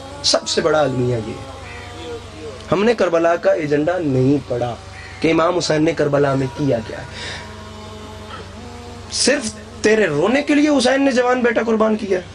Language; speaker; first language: Urdu; native; Urdu